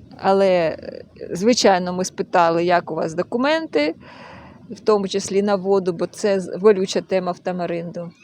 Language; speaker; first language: Ukrainian; native; Ukrainian